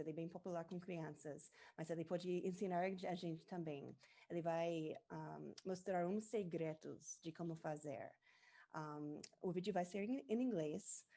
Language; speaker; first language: Portuguese; non-native, learner; English